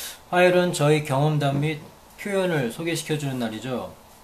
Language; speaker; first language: Korean; native; Korean